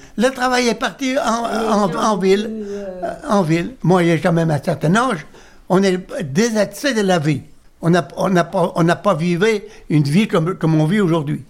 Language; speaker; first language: French; native; French